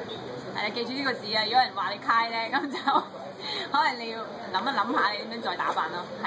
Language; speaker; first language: Chinese; non-native, local second language; English